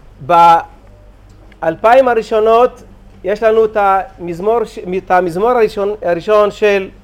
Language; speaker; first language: Hebrew; native; Hebrew